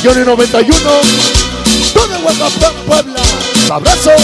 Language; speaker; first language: Spanish; native; Spanish